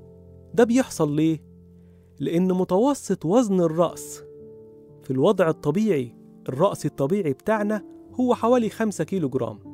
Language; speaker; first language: Arabic; native; Arabic